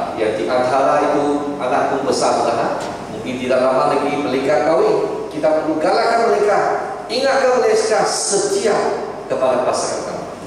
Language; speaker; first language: Malay; non-native, local second language; Chinese